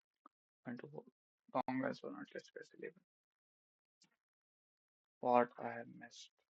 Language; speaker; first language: English; non-native, local second language; Hindi